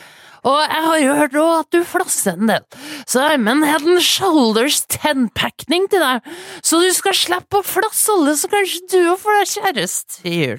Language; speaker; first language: Norwegian; native; Norwegian